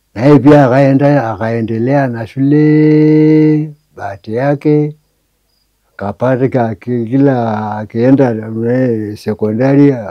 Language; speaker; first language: Swahili; non-native, local second language; Masai